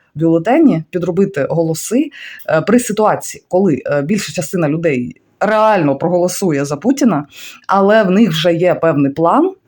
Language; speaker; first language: Ukrainian; non-native, local second language; Russian